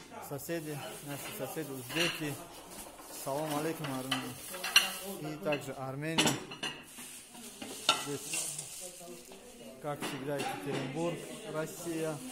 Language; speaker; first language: Russian; non-native, learner; Tajik